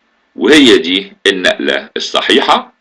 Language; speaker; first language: Arabic; native; Arabic